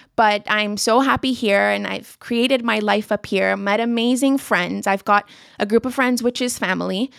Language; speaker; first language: English; non-native, local second language; Spanish